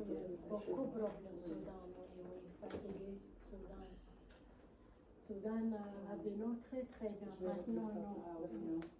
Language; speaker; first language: French; non-native, learner; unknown